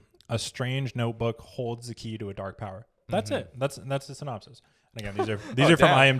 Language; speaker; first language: English; native; English